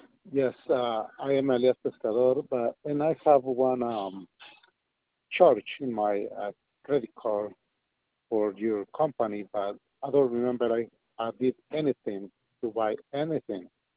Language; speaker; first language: English; non-native, learner; Spanish